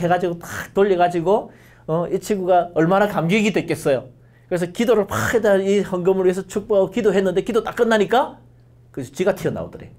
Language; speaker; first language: Korean; native; Korean